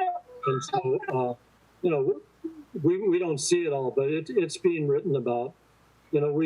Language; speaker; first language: English; native; English